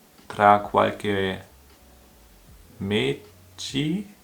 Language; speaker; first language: Italian; non-native, learner; German